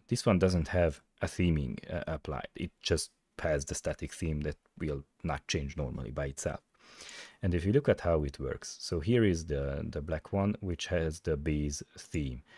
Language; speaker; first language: English; non-native, fluent; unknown